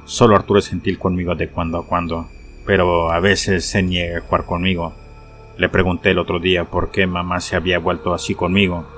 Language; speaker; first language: Spanish; native; Spanish